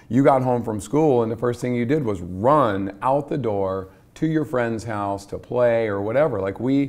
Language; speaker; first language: English; native; English